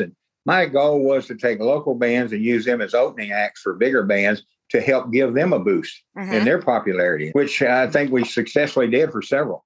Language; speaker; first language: English; native; English